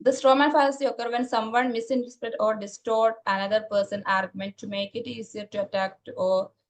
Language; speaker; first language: English; non-native, local second language; Malayalam